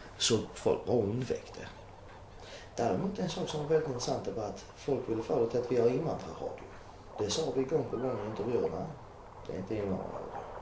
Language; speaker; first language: Swedish; early bilingual, other home language; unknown